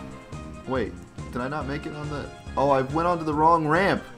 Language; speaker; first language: English; native; English